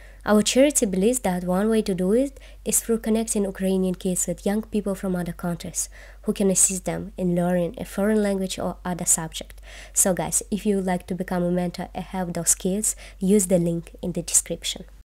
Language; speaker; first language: English; non-native, fluent; Russian